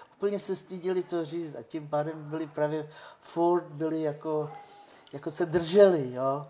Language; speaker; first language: Czech; non-native, local second language; Romany